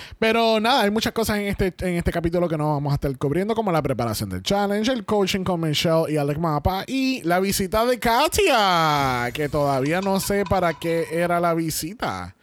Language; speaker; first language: Spanish; native; Spanish